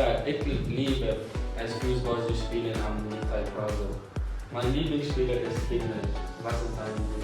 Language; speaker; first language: German; non-native, learner; English